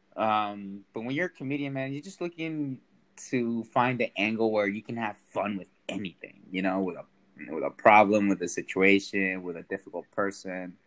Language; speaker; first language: English; early bilingual, other home language; Spanish